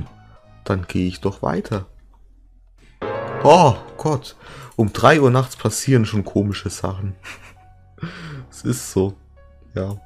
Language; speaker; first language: German; native; German